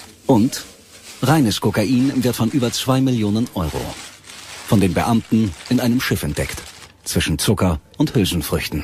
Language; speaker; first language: German; native; German